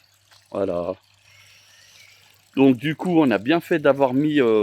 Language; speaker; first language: French; native; French